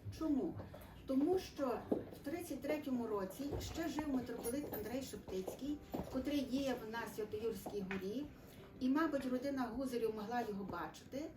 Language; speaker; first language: Ukrainian; native; Ukrainian